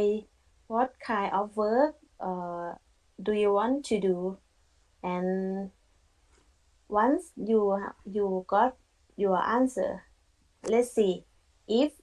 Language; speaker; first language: English; non-native, learner; Thai